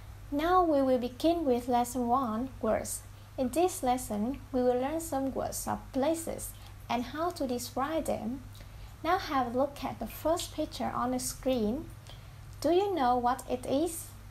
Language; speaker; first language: English; non-native, fluent; Vietnamese